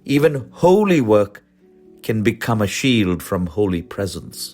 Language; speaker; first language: English; non-native, local second language; Malayalam